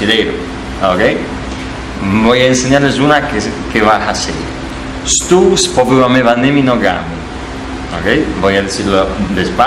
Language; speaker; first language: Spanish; non-native, fluent; Polish